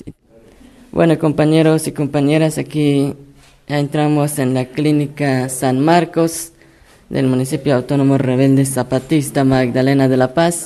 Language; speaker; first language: Spanish; non-native, local second language; Tzotzil